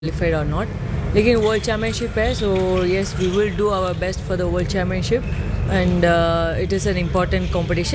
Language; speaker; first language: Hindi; non-native, local second language; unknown